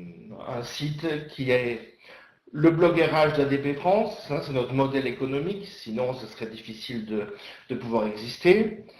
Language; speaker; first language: French; native; French